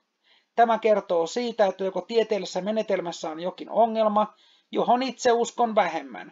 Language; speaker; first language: Finnish; native; Finnish